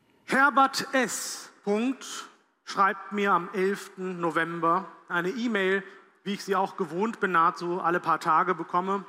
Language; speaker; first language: German; early bilingual, other home language; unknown